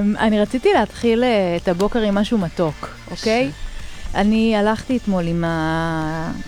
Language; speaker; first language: Hebrew; native; Hebrew